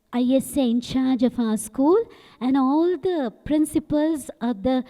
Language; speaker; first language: English; non-native, local second language; Sinhala